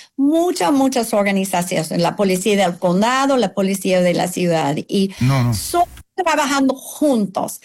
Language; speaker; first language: Spanish; non-native, fluent; English